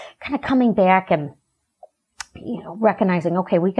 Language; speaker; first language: English; native; English